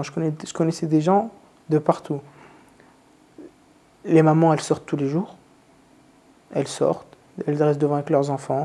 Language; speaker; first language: French; native; French